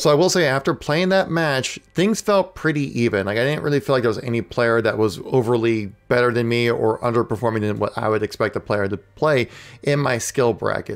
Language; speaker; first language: English; native; English